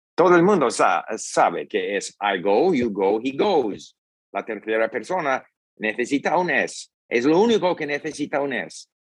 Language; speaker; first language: Spanish; non-native, fluent; English